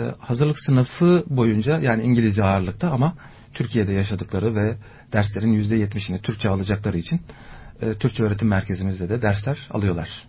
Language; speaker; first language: Turkish; native; Turkish